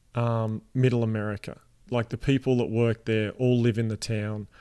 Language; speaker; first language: English; native; English